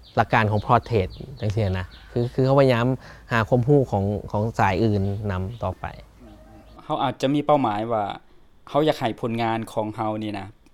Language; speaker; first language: Lao; early bilingual, heritage; Lao